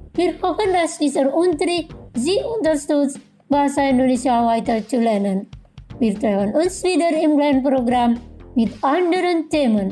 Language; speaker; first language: German; non-native, fluent; Indonesian